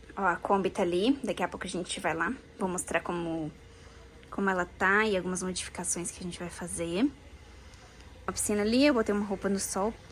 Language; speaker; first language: Portuguese; native; Portuguese